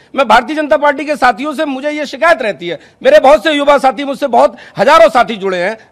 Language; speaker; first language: Hindi; native; Hindi